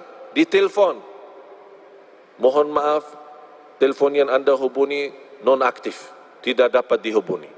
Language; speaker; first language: Indonesian; non-native, fluent; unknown